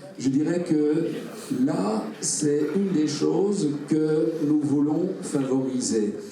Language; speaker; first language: French; non-native, fluent; Dutch